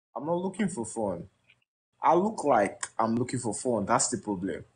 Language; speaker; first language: English; non-native, local second language; Yoruba